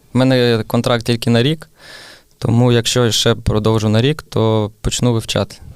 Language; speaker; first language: Ukrainian; non-native, local second language; Russian